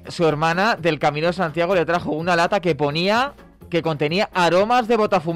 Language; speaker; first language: Spanish; native; Spanish